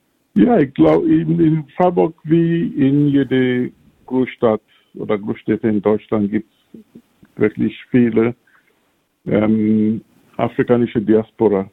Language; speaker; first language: German; non-native, fluent; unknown